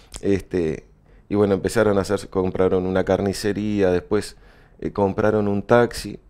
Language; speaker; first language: Spanish; native; Spanish